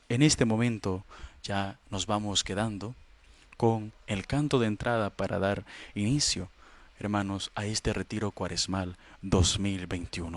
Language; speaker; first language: Spanish; native; Spanish